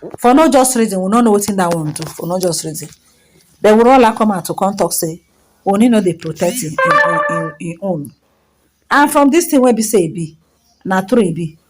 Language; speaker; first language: Nigerian Pidgin; native; Nigerian Pidgin